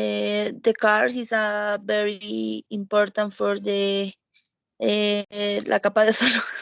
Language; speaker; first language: English; non-native, learner; Spanish